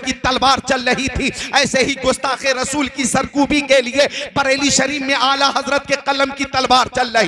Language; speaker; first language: Urdu; native; Urdu